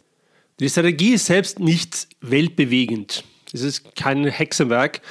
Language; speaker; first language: German; non-native, fluent; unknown